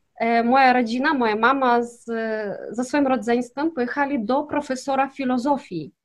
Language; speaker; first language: Polish; early bilingual, heritage; Kazakh